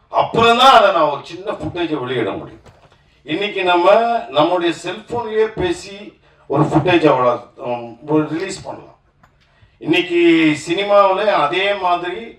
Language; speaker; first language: Tamil; native; Tamil